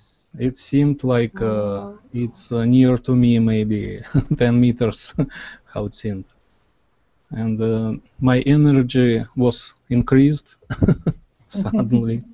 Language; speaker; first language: English; non-native, learner; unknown